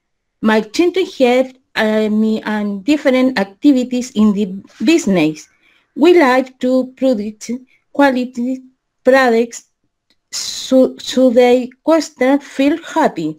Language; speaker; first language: English; non-native, learner; Spanish